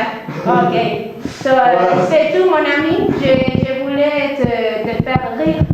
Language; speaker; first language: French; non-native, learner; Spanish